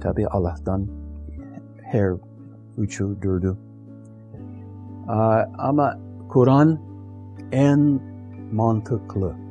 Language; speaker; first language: Turkish; non-native, fluent; English